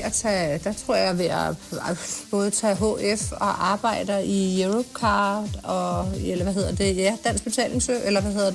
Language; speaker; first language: Danish; native; Danish